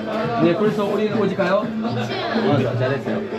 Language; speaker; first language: Korean; non-native, learner; Arabic